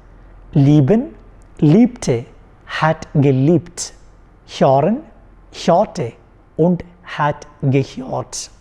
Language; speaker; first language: German; non-native, fluent; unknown